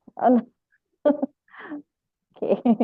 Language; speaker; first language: English; non-native, learner; Indonesian